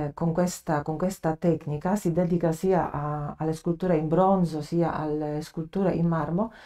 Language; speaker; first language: Italian; non-native, fluent; Polish